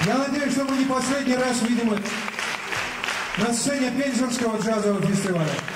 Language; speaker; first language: Russian; native; Russian